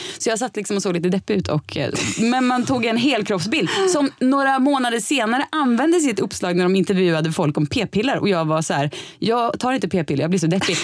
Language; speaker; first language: Swedish; native; Swedish